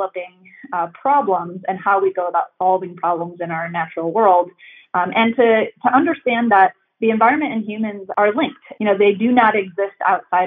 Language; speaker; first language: English; native; English